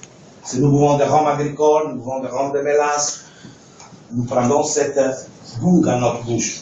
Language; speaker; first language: French; non-native, fluent; Italian